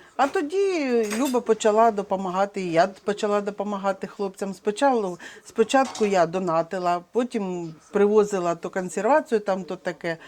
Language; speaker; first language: Ukrainian; non-native, local second language; Russian